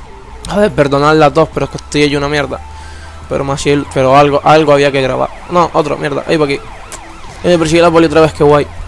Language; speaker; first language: Spanish; native; Spanish